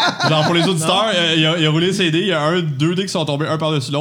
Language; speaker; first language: French; native; French